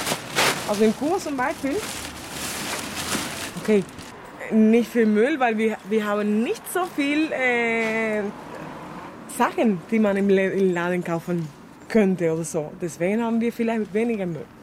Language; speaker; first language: German; non-native, fluent; Spanish